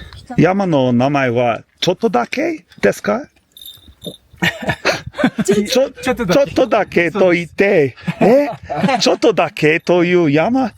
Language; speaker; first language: Japanese; non-native, learner; English